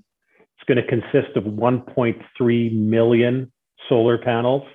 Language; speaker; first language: English; native; English